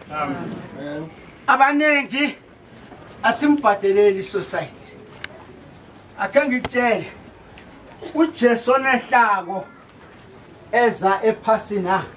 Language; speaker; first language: Zulu; non-native, local second language; South Ndebele